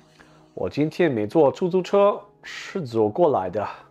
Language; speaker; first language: Chinese; non-native, learner; English